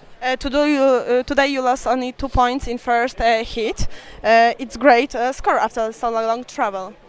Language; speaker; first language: English; non-native, learner; Polish